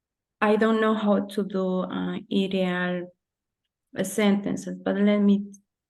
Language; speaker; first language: English; non-native, learner; Spanish